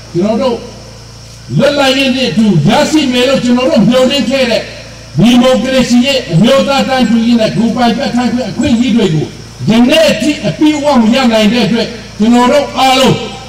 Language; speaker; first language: Burmese; non-native, local second language; Hakha Chin